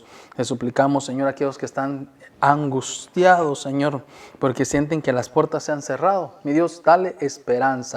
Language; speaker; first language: Spanish; native; Spanish